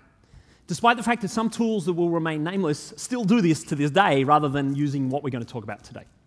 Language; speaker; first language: English; native; English